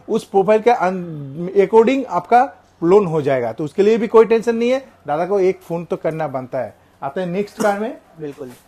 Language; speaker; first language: Hindi; non-native, local second language; Bangla